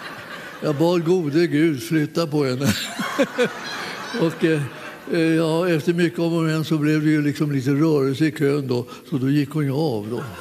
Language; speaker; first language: Swedish; native; Swedish